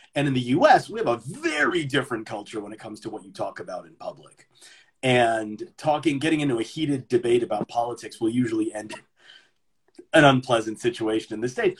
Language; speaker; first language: English; native; English